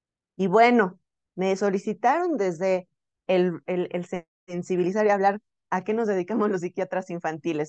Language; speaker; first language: Spanish; native; Spanish